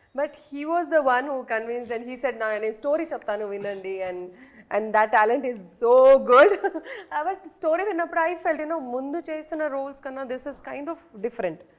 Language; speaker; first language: Telugu; non-native, fluent; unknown